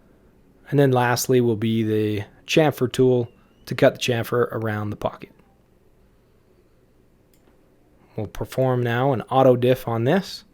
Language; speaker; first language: English; native; English